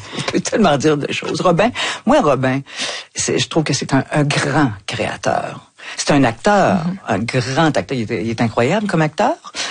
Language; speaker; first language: French; native; French